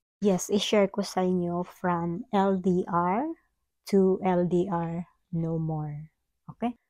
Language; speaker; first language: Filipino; non-native, local second language; Cebuano